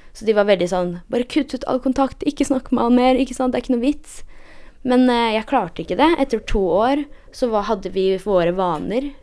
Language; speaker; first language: Norwegian; early bilingual, other home language; Polish